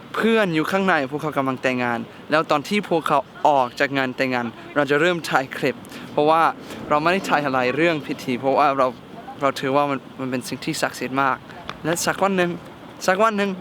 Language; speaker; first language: Thai; non-native, fluent; English